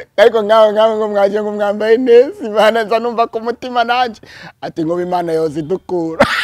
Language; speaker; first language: Rundi; early bilingual, heritage; Rundi